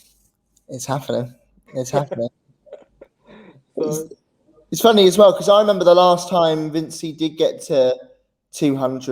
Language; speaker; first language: English; native; English